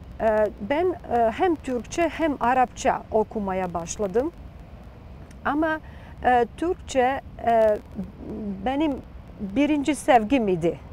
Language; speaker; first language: Turkish; non-native, fluent; Serbian